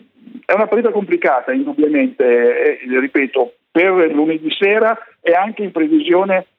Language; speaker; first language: Italian; native; Italian